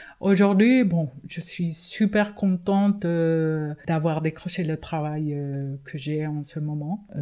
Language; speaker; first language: French; non-native, fluent; Spanish